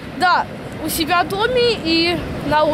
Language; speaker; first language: Russian; early bilingual, heritage; Russian